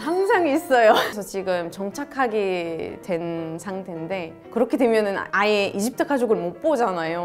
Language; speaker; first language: Korean; non-native, fluent; Arabic